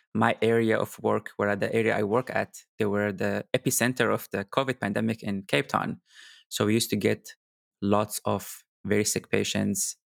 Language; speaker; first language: English; non-native, fluent; Arabic